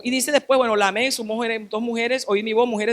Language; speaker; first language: Spanish; native; Spanish